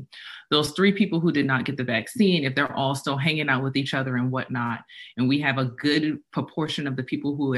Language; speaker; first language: English; native; English